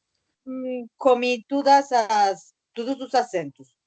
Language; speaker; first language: Portuguese; non-native, learner; Spanish